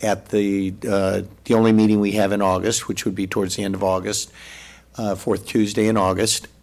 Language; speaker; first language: English; native; English